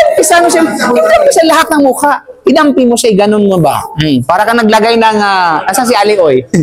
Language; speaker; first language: Filipino; native; Filipino